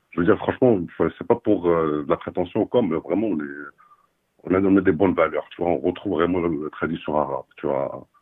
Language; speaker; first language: French; non-native, local second language; Arabic